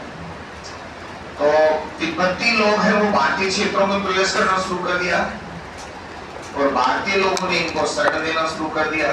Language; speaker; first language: Hindi; native; Hindi